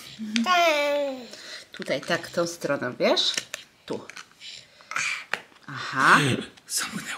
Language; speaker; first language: Polish; native; Polish